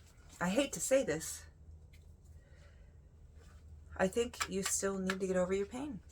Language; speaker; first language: English; native; English